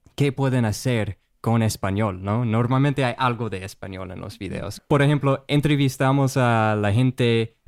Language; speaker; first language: Spanish; non-native, fluent; English